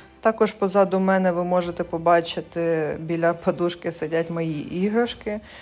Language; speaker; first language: Ukrainian; non-native, local second language; Russian